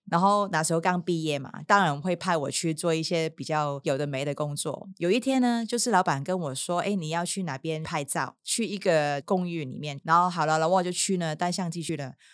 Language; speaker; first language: Chinese; non-native, local second language; Cantonese